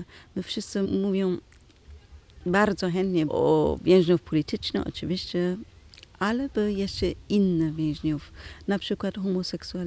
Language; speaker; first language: Polish; non-native, learner; German